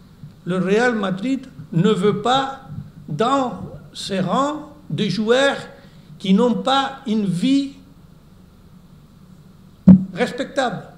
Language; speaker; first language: French; non-native, fluent; Spanish